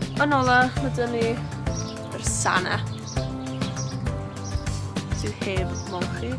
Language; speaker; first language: Welsh; non-native, local second language; English